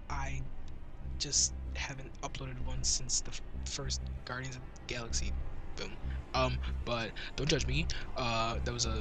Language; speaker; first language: English; native; English